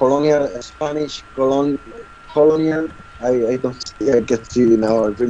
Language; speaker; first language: English; non-native, learner; Spanish